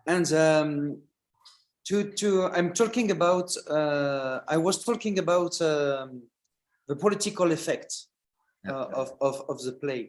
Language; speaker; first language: English; non-native, learner; French